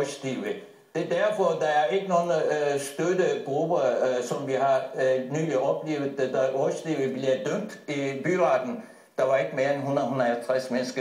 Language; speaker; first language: Danish; non-native, fluent; Turkish